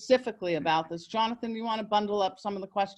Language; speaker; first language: English; native; English